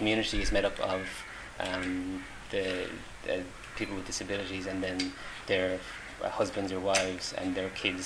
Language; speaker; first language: English; native; English